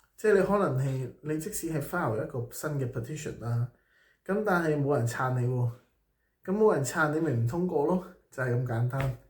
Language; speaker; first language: Cantonese; native; Cantonese